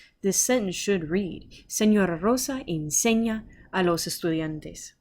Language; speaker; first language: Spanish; non-native, fluent; English